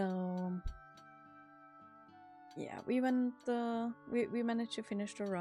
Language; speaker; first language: English; non-native, fluent; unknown